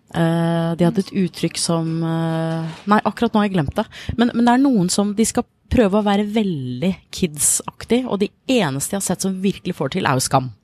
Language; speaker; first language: Norwegian; non-native, fluent; English